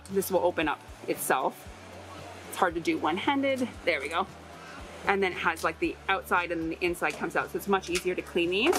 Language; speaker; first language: English; native; English